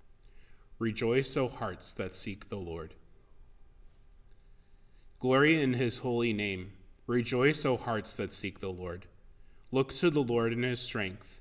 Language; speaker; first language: English; native; English